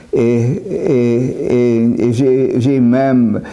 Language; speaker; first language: French; non-native, fluent; Hungarian